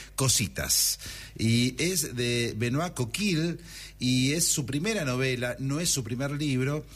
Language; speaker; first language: Spanish; native; Spanish